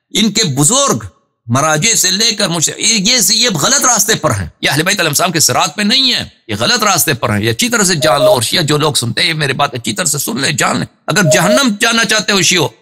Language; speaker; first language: Urdu; non-native, fluent; Persian